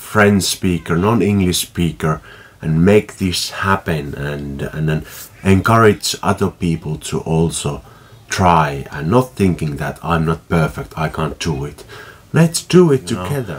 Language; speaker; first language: English; non-native, fluent; Finnish